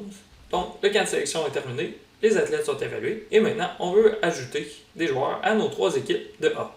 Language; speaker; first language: French; native; French